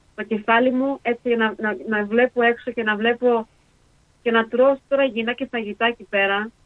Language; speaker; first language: Greek; early bilingual, heritage; Greek